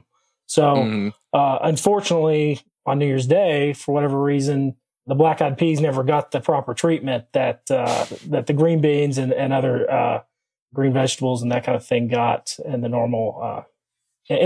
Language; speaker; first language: English; native; English